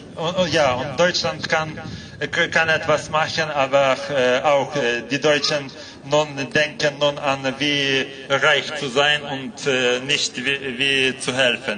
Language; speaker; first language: German; non-native, fluent; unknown